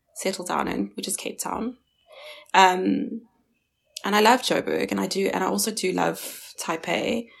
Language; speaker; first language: English; early bilingual, other home language; Chinese